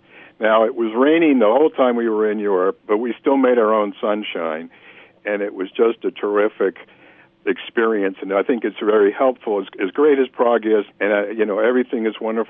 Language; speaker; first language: English; native; English